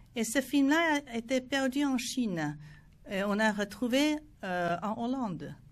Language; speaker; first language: French; non-native, fluent; Chinese